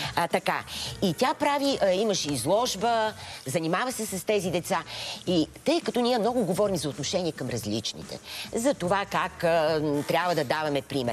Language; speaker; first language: Bulgarian; native; Bulgarian